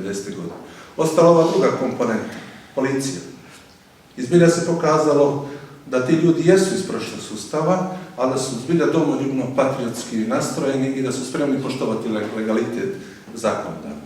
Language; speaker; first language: Croatian; native; Croatian